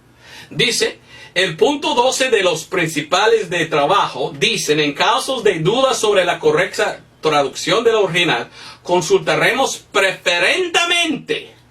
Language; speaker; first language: Spanish; non-native, fluent; English